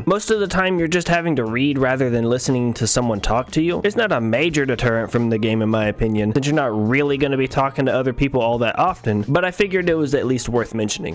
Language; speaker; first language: English; native; English